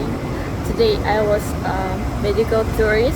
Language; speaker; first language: English; non-native, learner; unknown